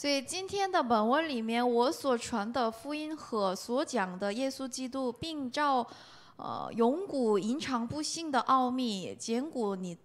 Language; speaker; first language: Chinese; non-native, learner; Korean